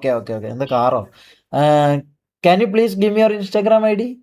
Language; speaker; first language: English; non-native, learner; Malayalam